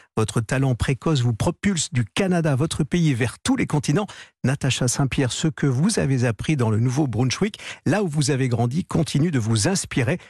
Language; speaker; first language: French; native; French